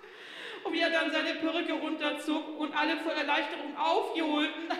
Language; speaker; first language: German; native; German